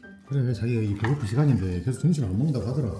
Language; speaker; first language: Korean; native; Korean